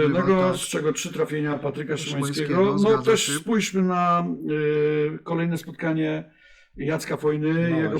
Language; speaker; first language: Polish; native; Polish